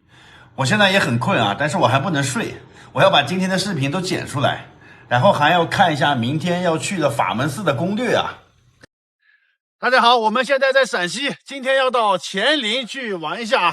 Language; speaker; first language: Chinese; native; Chinese